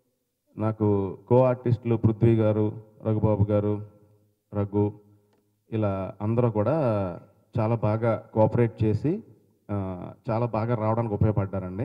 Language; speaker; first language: Telugu; native; Telugu